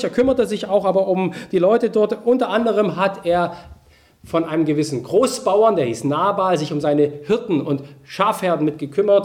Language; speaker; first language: German; native; German